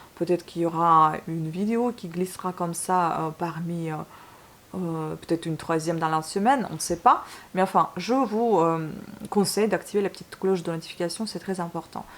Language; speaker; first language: French; non-native, fluent; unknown